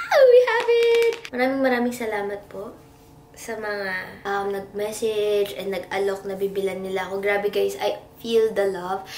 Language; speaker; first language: Filipino; native; Filipino